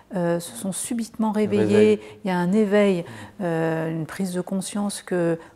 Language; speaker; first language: French; native; French